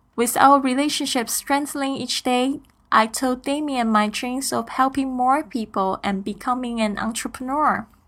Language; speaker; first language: English; non-native, fluent; Chinese